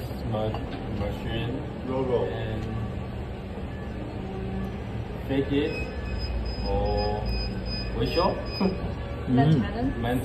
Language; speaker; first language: English; non-native, learner; Chinese